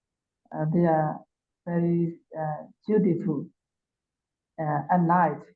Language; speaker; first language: English; non-native, learner; Burmese